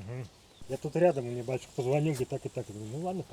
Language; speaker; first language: Russian; native; Russian